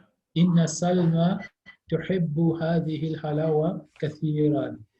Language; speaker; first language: Arabic; non-native, learner; English